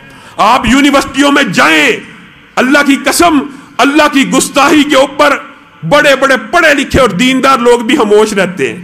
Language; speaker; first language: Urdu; non-native, local second language; Punjabi